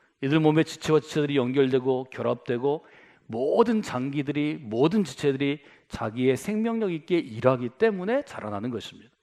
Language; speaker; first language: Korean; native; Korean